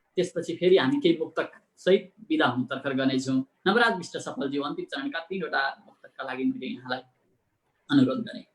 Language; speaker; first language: Nepali; native; Nepali